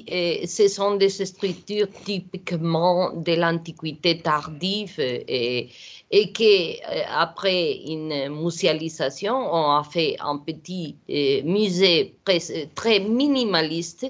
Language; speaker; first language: French; non-native, learner; Portuguese